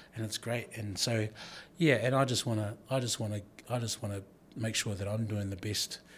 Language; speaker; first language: English; native; English